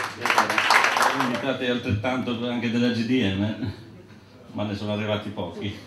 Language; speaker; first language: Italian; non-native, fluent; Albanian